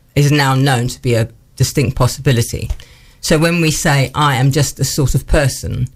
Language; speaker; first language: English; native; English